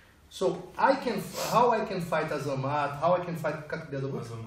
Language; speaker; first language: English; non-native, fluent; Portuguese